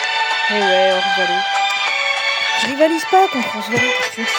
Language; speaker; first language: French; native; French